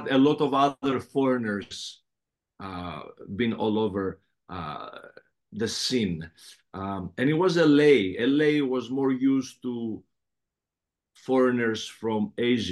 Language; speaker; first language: English; non-native, fluent; Greek